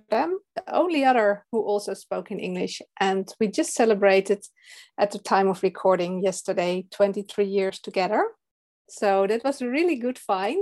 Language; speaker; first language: English; non-native, fluent; Dutch